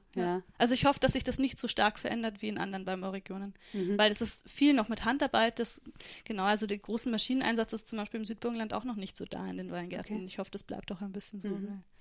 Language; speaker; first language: German; native; German